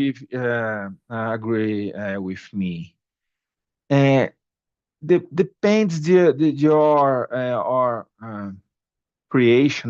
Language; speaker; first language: English; non-native, learner; Portuguese